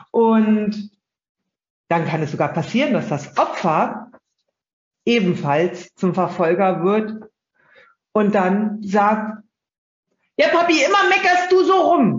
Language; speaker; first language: German; native; German